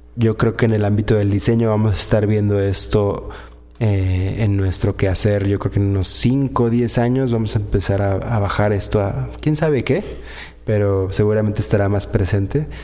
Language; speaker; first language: Spanish; native; Spanish